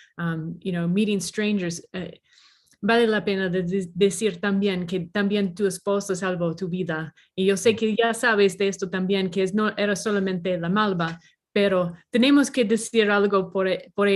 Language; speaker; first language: Spanish; non-native, learner; English